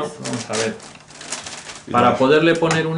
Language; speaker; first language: Spanish; native; Spanish